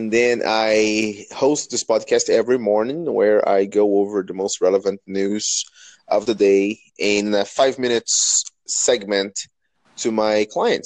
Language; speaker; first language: English; non-native, fluent; Portuguese